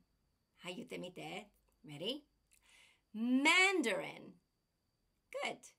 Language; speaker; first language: Japanese; non-native, fluent; English